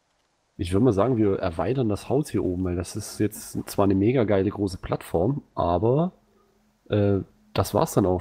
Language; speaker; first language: German; native; German